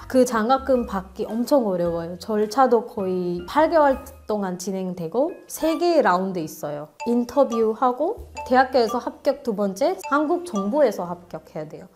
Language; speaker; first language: Korean; non-native, fluent; Marathi